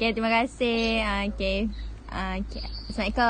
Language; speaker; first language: Malay; native; Malay